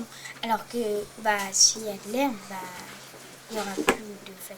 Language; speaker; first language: French; native; French